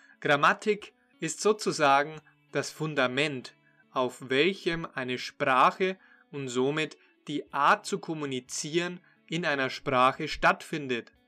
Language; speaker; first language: German; native; German